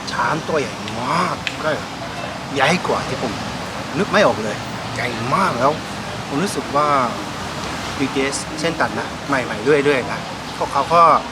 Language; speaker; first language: Thai; non-native, fluent; Japanese